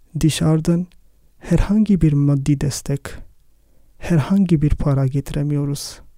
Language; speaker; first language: Turkish; non-native, fluent; Arabic